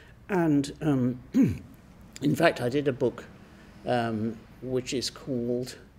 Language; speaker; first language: English; native; English